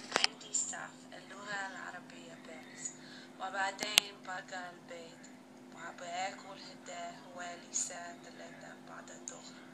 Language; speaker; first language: Arabic; non-native, learner; English